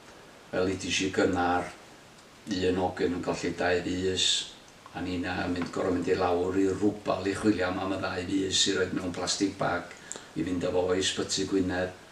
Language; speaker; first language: Welsh; native; Welsh